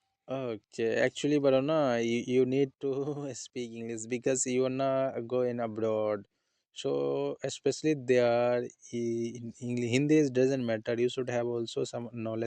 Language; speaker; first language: English; non-native, learner; Hindi